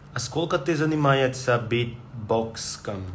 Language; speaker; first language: Russian; non-native, learner; Indonesian